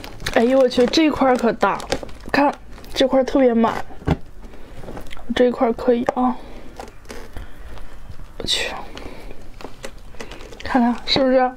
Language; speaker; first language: Chinese; native; Chinese